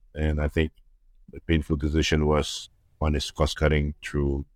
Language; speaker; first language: English; early bilingual, other home language; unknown